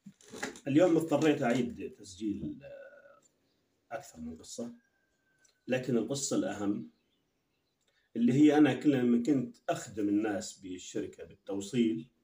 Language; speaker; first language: Arabic; native; Arabic